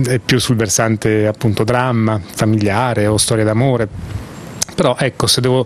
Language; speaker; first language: Italian; native; Italian